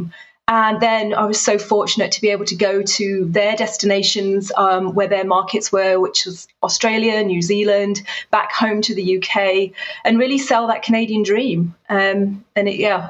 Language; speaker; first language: English; native; English